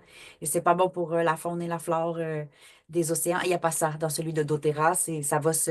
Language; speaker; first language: French; native; French